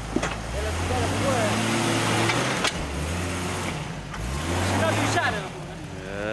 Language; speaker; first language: Greek; native; Greek